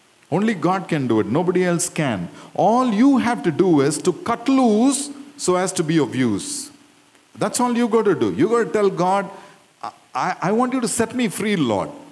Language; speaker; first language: English; non-native, local second language; Tamil